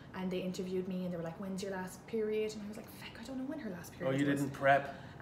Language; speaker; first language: English; native; English